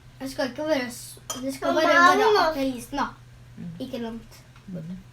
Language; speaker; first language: Norwegian; early bilingual, other home language; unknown